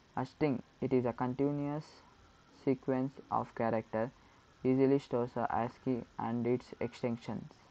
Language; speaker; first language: English; non-native, local second language; Kannada